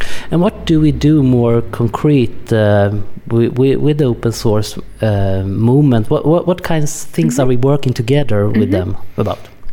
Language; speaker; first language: English; non-native, fluent; Swedish